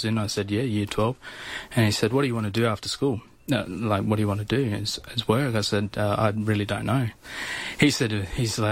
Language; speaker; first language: English; native; English